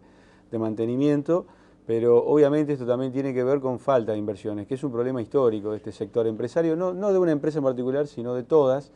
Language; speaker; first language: Spanish; native; Spanish